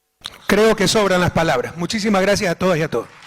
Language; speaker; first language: Spanish; native; Spanish